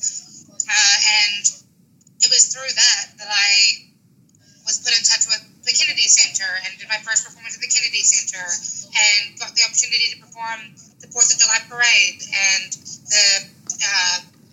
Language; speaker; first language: English; native; English